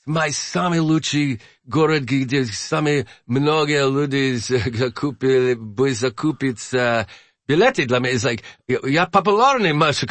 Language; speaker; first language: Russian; non-native, learner; English